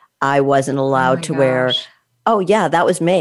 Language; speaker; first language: English; native; English